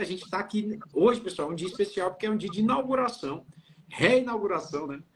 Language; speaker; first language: Portuguese; native; Portuguese